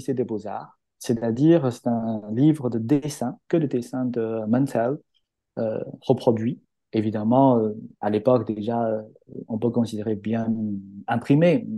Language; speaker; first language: French; non-native, fluent; Chinese